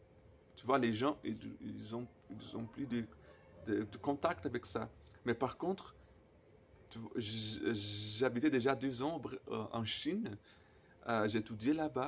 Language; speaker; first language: French; non-native, fluent; Portuguese